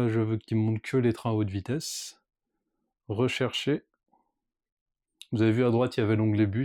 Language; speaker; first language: French; native; French